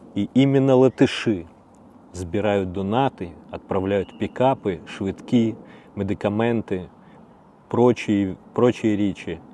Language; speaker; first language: Ukrainian; non-native, learner; Russian